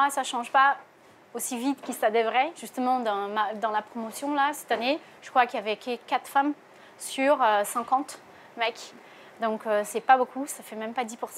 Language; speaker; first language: French; non-native, fluent; Portuguese